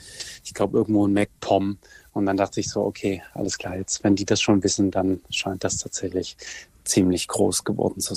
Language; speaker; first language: German; native; German